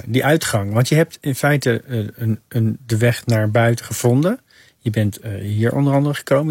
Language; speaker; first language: Dutch; native; Dutch